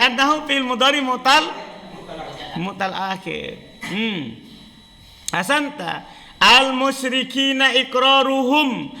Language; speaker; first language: Arabic; non-native, fluent; Indonesian